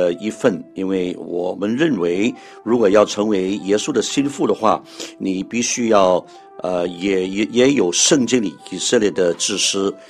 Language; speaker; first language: Chinese; non-native, local second language; Cantonese